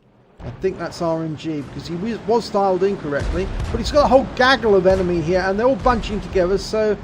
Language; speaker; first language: English; native; English